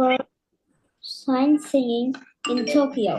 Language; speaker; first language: English; non-native, learner; Vietnamese